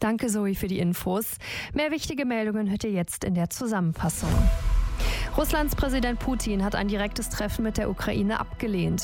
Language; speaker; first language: German; native; German